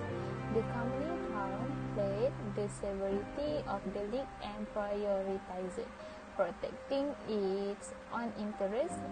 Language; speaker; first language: English; non-native, local second language; Malay